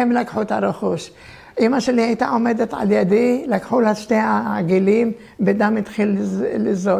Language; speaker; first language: Hebrew; early bilingual, other home language; Turkish